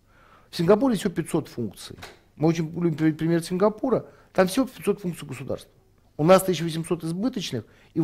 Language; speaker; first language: Russian; native; Russian